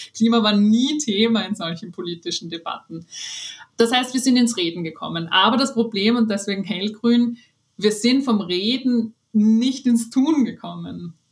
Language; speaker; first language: German; native; German